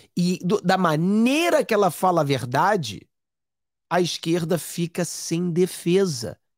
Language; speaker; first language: Portuguese; native; Portuguese